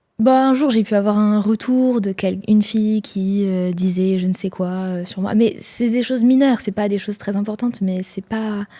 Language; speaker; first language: French; native; French